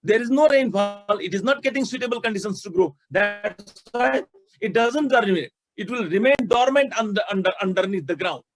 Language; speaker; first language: English; non-native, local second language; Nepali